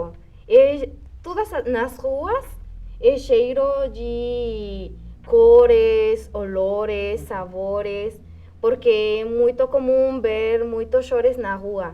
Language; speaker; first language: Portuguese; non-native, fluent; Spanish